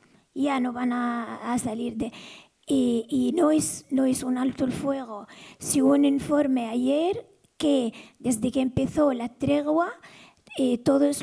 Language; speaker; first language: Spanish; non-native, fluent; Arabic